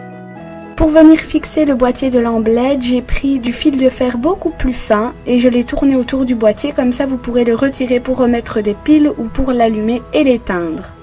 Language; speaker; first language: French; native; French